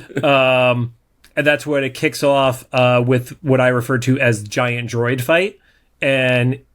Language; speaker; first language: English; native; English